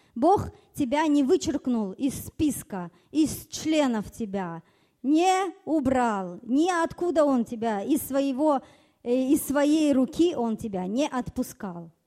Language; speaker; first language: Russian; early bilingual, other home language; German